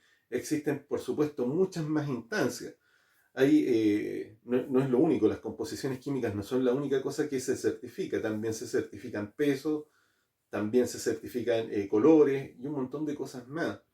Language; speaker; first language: Spanish; native; Spanish